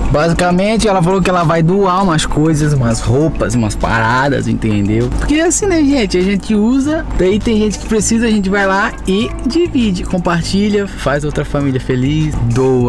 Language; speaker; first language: Portuguese; native; Portuguese